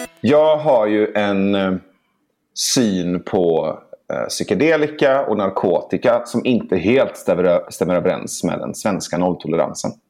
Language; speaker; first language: Swedish; early bilingual, other home language; Persian